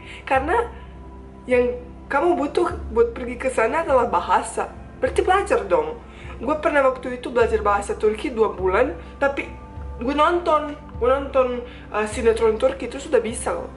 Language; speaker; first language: Indonesian; non-native, fluent; Bosnian